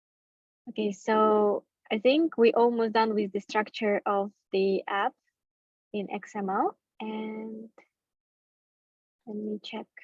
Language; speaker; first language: English; non-native, fluent; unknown